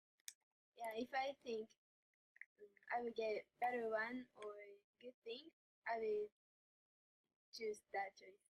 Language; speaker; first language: English; non-native, learner; Japanese